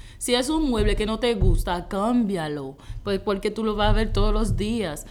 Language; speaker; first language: Spanish; non-native, fluent; Haitian Creole